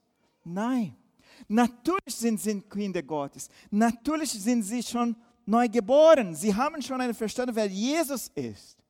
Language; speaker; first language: German; non-native, fluent; Portuguese